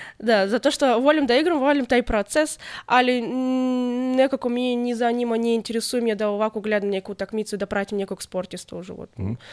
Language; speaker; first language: Serbian; non-native, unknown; Russian